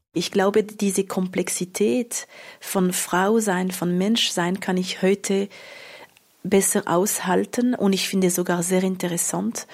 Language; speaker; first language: German; non-native, local second language; French